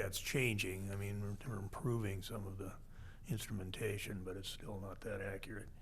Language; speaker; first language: English; native; English